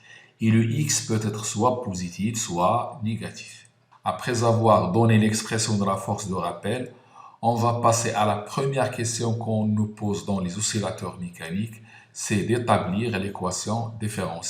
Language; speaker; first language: French; non-native, local second language; Arabic